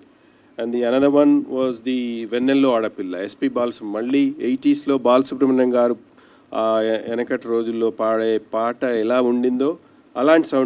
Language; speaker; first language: Telugu; native; Telugu